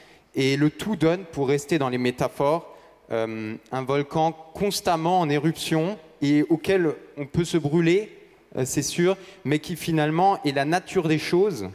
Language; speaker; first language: French; early bilingual, heritage; French